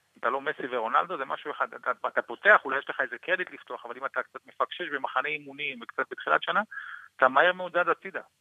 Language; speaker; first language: Hebrew; non-native, local second language; Arabic